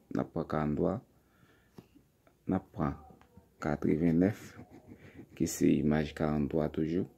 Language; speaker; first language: French; non-native, learner; Haitian Creole